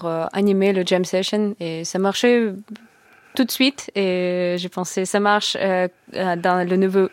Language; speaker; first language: French; non-native, learner; Russian